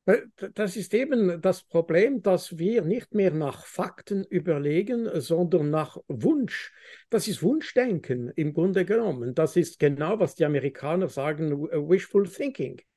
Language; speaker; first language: German; non-native, fluent; French